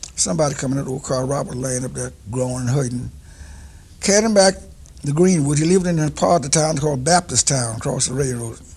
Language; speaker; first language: English; native; English